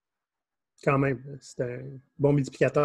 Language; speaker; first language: French; native; French